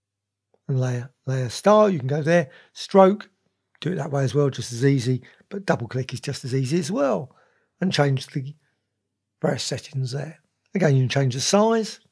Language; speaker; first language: English; native; English